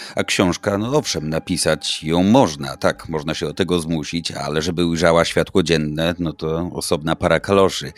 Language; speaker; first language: Polish; native; Polish